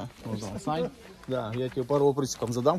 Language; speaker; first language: Russian; native; Russian